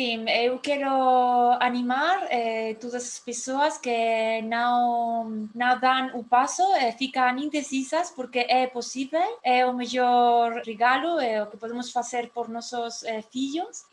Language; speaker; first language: Portuguese; non-native, fluent; Spanish